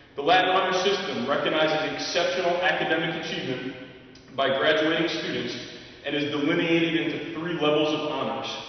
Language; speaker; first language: English; native; English